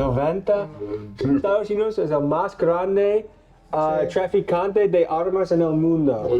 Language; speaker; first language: Spanish; non-native, learner; English